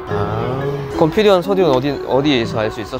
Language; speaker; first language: Korean; native; Korean